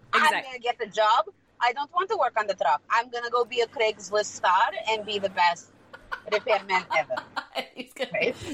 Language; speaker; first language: English; non-native, fluent; Russian